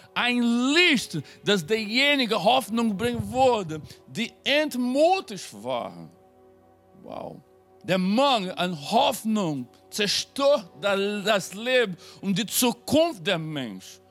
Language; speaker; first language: German; non-native, fluent; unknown